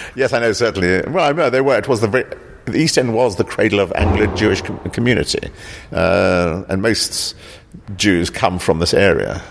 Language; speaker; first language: English; native; English